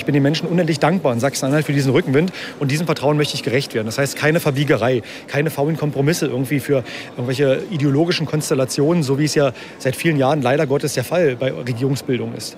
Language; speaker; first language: German; native; German